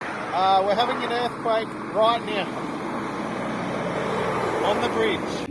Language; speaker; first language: English; native; English